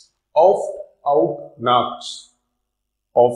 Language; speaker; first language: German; non-native, learner; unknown